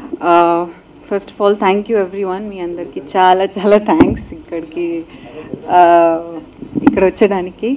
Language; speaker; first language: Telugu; non-native, local second language; English